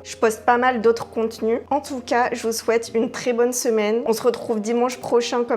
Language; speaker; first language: French; native; French